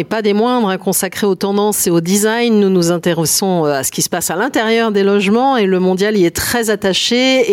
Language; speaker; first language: French; native; French